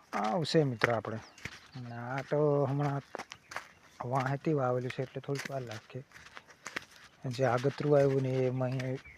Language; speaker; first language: Gujarati; native; Gujarati